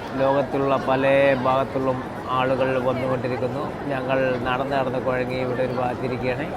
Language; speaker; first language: Malayalam; native; Malayalam